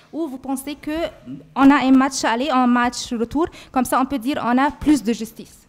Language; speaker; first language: French; non-native, fluent; Arabic